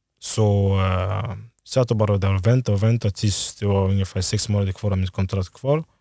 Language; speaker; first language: Swedish; early bilingual, other home language; Lingala